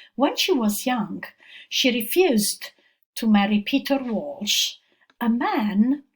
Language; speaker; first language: English; non-native, fluent; Italian